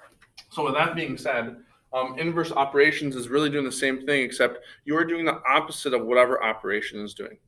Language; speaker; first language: English; native; English